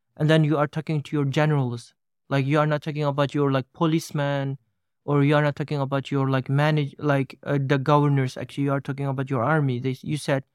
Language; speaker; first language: English; non-native, fluent; Uyghur